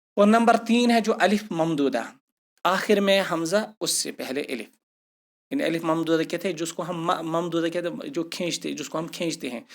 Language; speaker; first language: Urdu; non-native, local second language; Kashmiri